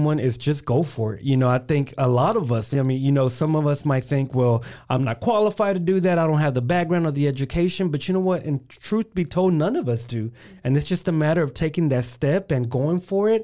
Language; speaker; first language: English; early bilingual, other home language; Spanish